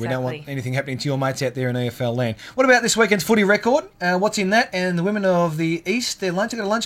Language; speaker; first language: English; native; English